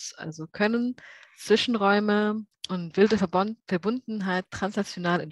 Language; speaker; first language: German; native; German